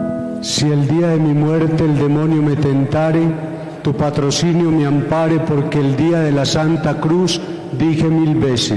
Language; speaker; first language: Spanish; native; Spanish